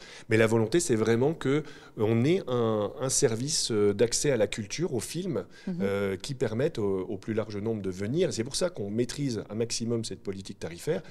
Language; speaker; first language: French; native; French